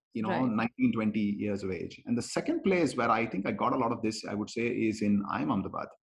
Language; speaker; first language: English; non-native, local second language; Kannada